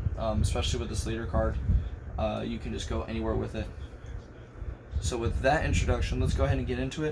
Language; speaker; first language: English; native; English